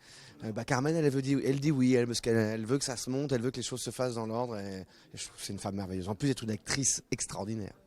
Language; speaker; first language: French; native; French